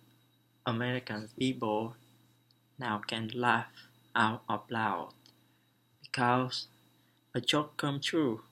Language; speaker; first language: English; non-native, learner; Vietnamese